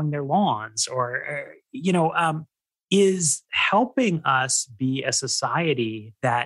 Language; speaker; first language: English; native; English